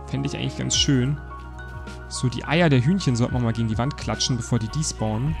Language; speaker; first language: German; native; German